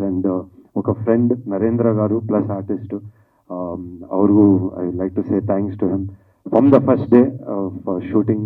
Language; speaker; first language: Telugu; non-native, learner; Kannada